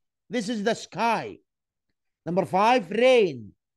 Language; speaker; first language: English; non-native, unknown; Arabic